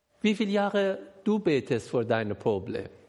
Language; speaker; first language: German; non-native, learner; Persian